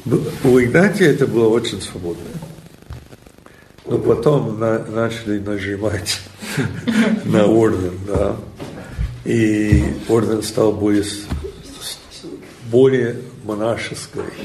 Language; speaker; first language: Russian; non-native, fluent; English